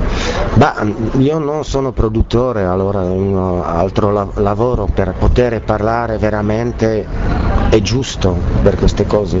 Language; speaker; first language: Italian; non-native, learner; Czech